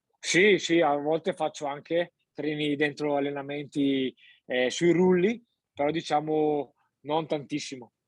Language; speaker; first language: Italian; native; Italian